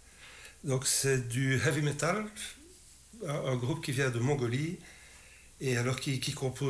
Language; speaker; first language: French; native; French